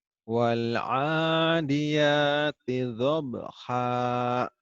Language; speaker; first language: Arabic; non-native, learner; Indonesian